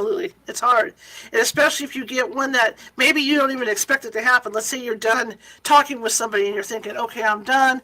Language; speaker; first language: English; native; English